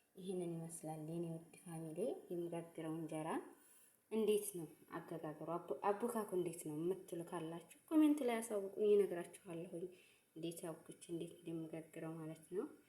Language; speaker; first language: Amharic; native; Amharic